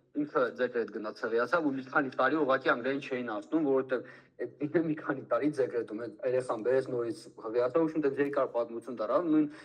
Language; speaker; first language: Armenian; native; Armenian